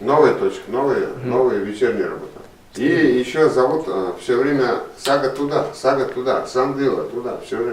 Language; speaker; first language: Russian; non-native, learner; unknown